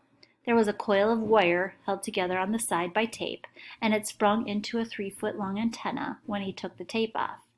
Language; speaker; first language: English; native; English